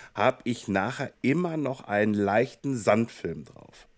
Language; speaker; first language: German; native; German